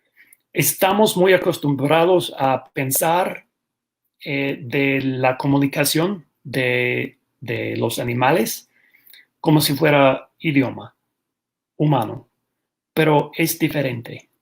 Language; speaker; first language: Spanish; non-native, fluent; English